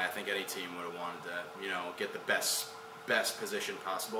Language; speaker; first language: English; native; English